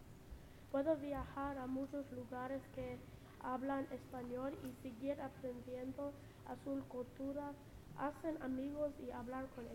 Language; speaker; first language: Spanish; non-native, learner; English